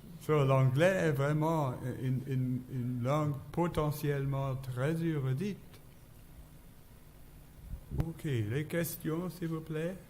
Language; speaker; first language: French; non-native, fluent; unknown